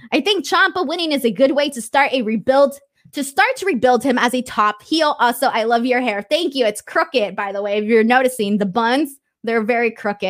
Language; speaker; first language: English; native; English